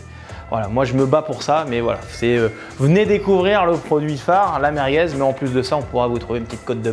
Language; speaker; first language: French; native; French